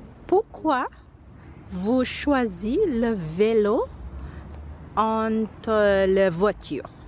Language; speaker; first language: French; non-native, learner; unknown